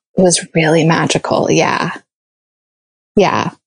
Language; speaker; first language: English; native; English